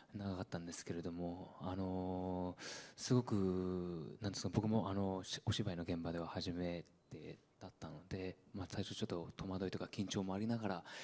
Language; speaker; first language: Japanese; early bilingual, other home language; Burmese